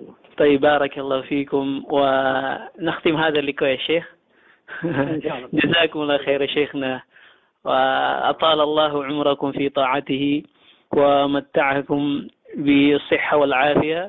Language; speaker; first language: Arabic; non-native, fluent; Indonesian